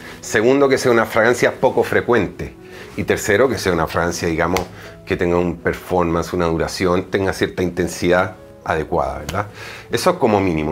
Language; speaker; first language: Spanish; native; Spanish